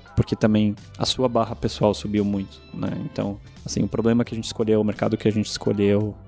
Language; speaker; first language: Portuguese; non-native, fluent; German